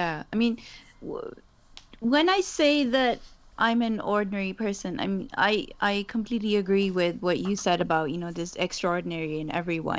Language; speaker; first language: English; non-native, local second language; Urdu